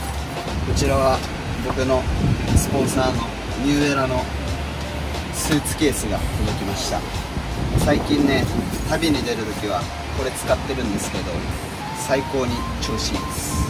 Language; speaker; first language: Japanese; native; Japanese